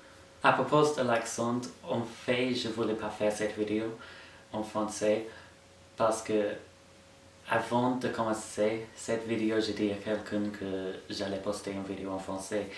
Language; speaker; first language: French; non-native, fluent; English